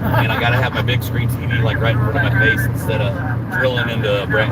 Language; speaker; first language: English; native; English